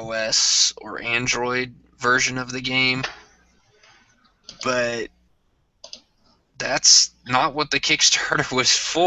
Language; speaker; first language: English; native; English